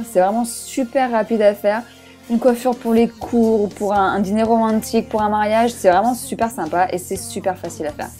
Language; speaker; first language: French; native; French